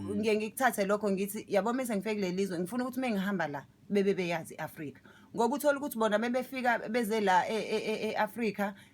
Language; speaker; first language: Zulu; native; Zulu